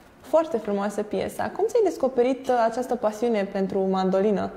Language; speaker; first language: Romanian; native; Romanian